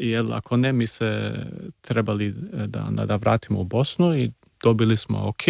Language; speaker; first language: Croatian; early bilingual, heritage; Serbian